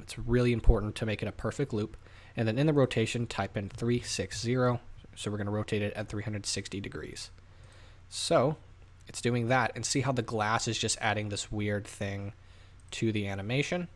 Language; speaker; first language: English; native; English